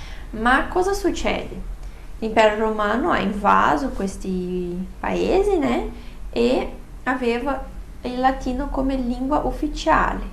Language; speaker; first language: Italian; non-native, fluent; Portuguese